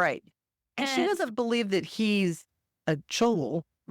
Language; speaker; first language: English; native; English